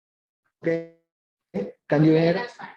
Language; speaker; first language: English; non-native, fluent; Spanish